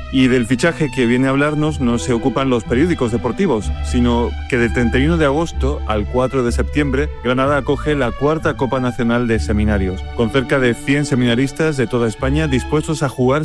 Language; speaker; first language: Spanish; native; Spanish